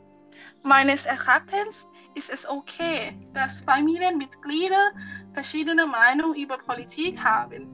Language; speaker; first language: German; non-native, learner; Thai